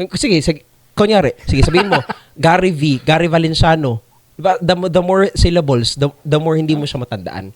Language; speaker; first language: Filipino; non-native, local second language; Cebuano